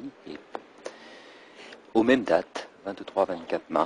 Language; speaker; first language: French; native; French